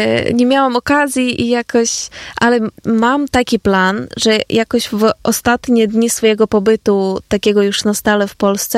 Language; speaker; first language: Polish; non-native, fluent; Ukrainian